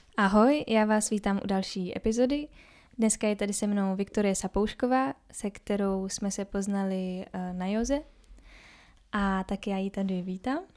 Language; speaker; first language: Czech; native; Czech